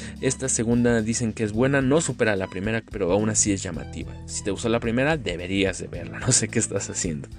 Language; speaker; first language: Spanish; native; Spanish